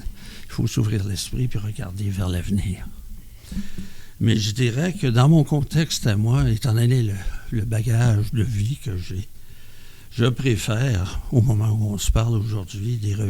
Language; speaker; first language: French; native; French